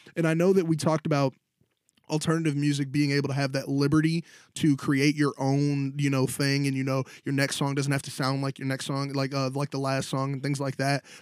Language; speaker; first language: English; native; English